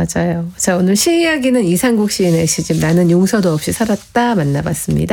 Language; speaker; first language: Korean; native; Korean